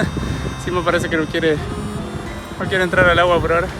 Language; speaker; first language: Spanish; native; Spanish